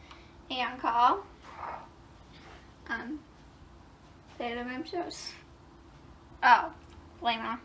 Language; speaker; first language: French; non-native, learner; English